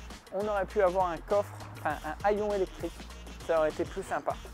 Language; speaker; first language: French; native; French